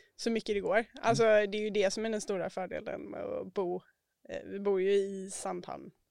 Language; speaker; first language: Swedish; native; Swedish